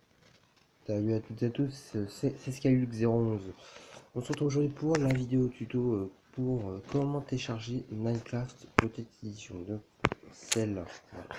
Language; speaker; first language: French; native; French